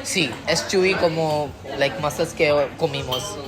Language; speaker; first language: Spanish; non-native, learner; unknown